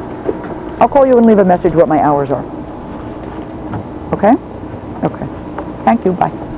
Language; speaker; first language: English; native; English